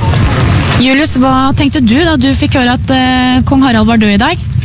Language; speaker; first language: Norwegian; native; Norwegian